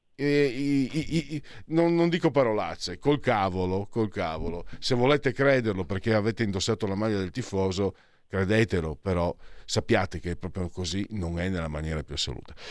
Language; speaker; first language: Italian; native; Italian